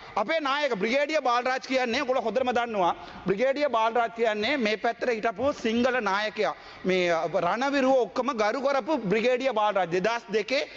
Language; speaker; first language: Sinhala; non-native, local second language; Tamil